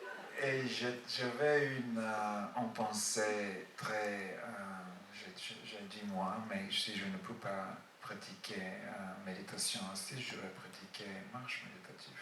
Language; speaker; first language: French; non-native, fluent; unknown